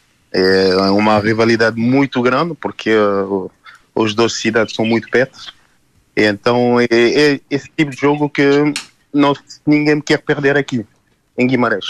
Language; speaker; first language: Portuguese; non-native, learner; French